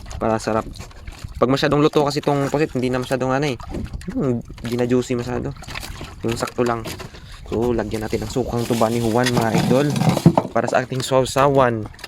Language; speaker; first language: Filipino; non-native, local second language; Cebuano